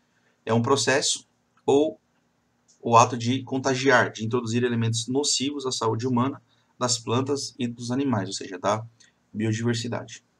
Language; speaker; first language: Portuguese; native; Portuguese